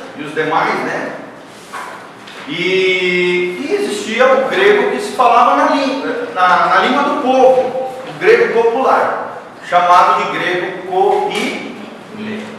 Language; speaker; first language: Portuguese; native; Portuguese